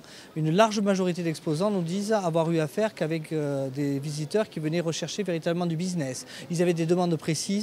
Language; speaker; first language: French; native; French